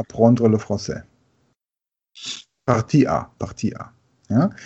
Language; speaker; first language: French; non-native, learner; German